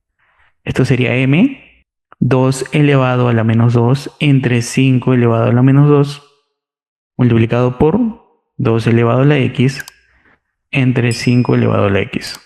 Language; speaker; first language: Spanish; native; Spanish